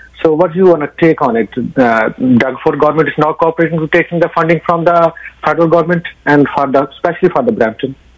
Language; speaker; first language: English; non-native, local second language; Punjabi